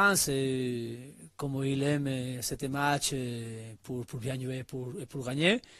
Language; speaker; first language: French; non-native, learner; Spanish